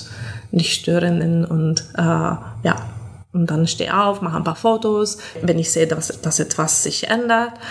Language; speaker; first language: German; non-native, fluent; Italian